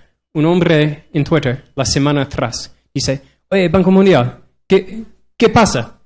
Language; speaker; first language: Spanish; non-native, learner; English